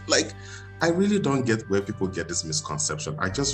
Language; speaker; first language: English; non-native, local second language; Igbo